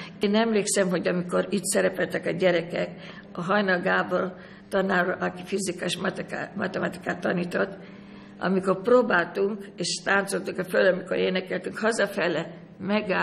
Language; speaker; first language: Hungarian; early bilingual, other home language; Greek